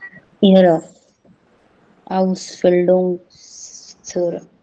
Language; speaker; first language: German; non-native, learner; Hindi